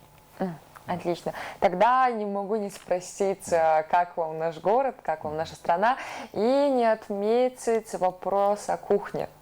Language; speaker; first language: Russian; native; Russian